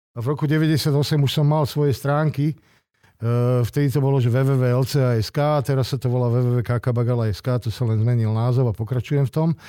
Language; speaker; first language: Slovak; non-native, local second language; Hungarian